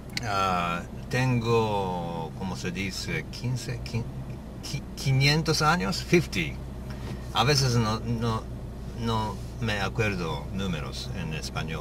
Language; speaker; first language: Spanish; non-native, learner; Japanese